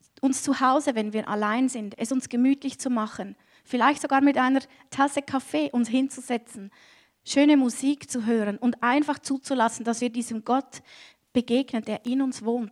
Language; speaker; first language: German; native; German